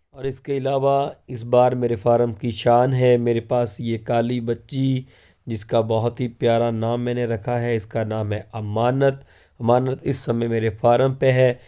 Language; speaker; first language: Hindi; non-native, local second language; Punjabi